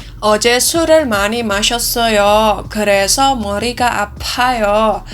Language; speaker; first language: Korean; non-native, learner; Indonesian